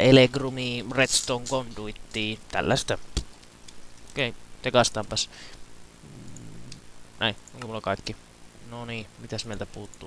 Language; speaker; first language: Finnish; native; Finnish